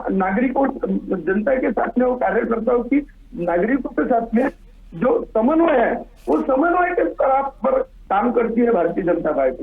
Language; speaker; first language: Hindi; non-native, local second language; Marathi